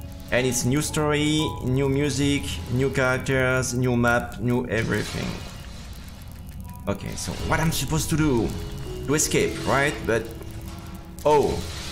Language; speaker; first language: English; non-native, fluent; French